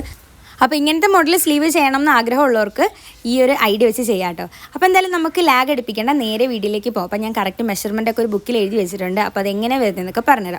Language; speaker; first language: Malayalam; native; Malayalam